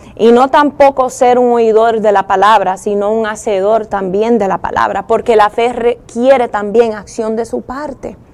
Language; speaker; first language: Spanish; early bilingual, heritage; Spanish